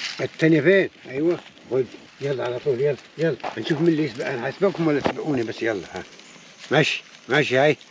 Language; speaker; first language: Egyptian Arabic; non-native, local second language; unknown